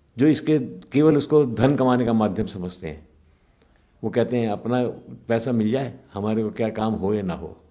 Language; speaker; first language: Hindi; native; Hindi